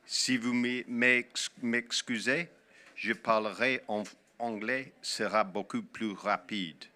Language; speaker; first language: French; non-native, learner; English